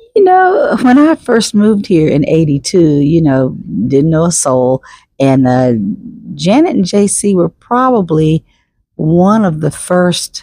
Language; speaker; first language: English; native; English